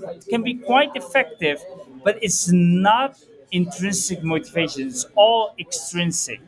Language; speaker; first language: English; early bilingual, heritage; Dutch